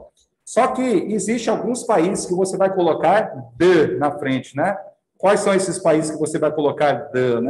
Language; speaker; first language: Portuguese; native; Portuguese